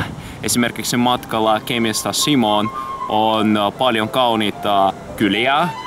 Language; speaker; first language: Finnish; non-native, fluent; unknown